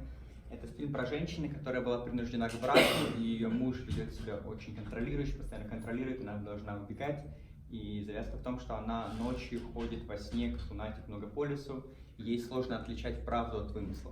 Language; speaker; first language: Russian; native; Russian